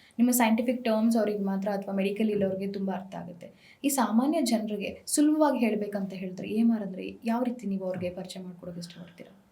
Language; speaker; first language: Kannada; native; Kannada